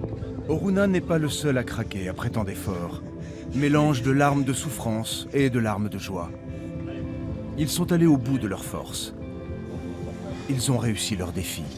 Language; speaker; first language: French; native; French